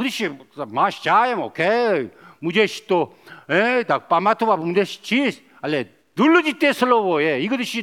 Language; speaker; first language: Czech; non-native, learner; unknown